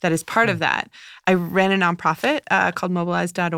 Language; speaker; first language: English; native; English